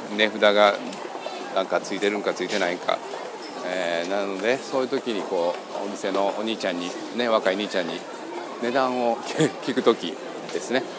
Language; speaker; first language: Japanese; native; Japanese